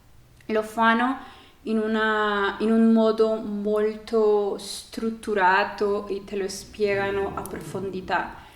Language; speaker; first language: Italian; non-native, learner; Spanish